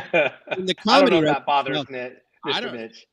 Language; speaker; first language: English; native; English